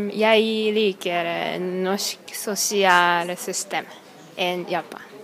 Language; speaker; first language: Norwegian; non-native, learner; Japanese